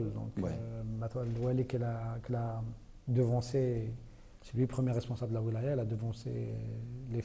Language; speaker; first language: French; non-native, local second language; Kabyle